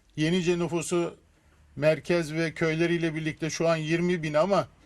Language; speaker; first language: Turkish; native; Turkish